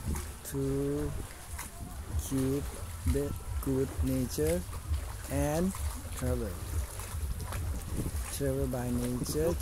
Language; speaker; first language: English; non-native, learner; Thai